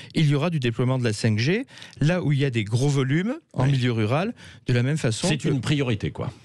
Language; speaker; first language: French; native; French